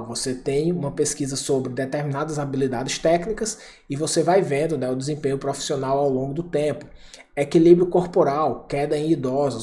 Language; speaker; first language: Portuguese; native; Portuguese